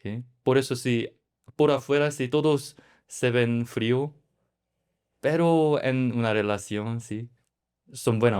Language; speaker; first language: Spanish; non-native, learner; Korean